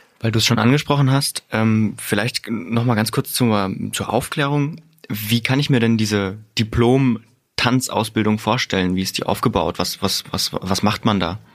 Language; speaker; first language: German; native; German